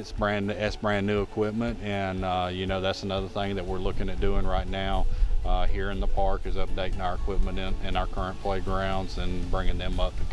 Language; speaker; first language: English; native; English